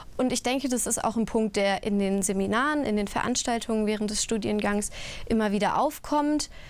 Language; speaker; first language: German; native; German